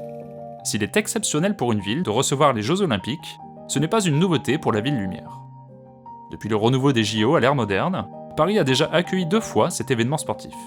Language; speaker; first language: French; native; French